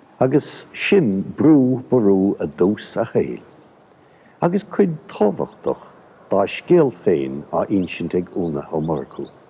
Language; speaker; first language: Irish; native; Irish